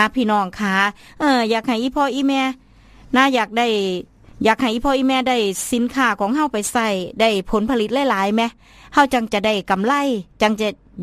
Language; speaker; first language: Thai; non-native, local second language; Northeastern Thai